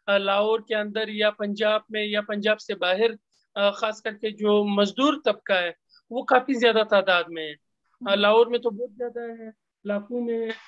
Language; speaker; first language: Urdu; non-native, local second language; Pashto